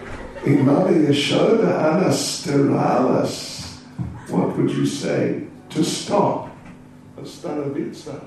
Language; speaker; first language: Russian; non-native, learner; English